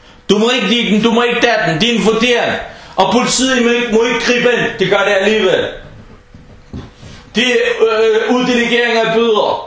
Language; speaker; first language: Danish; early bilingual, other home language; Arabic